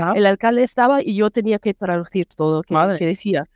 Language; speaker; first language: Spanish; non-native, learner; German